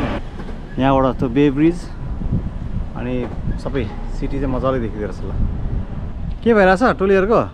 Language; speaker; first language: Nepali; native; Nepali